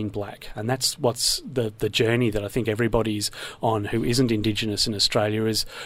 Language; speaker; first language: English; native; English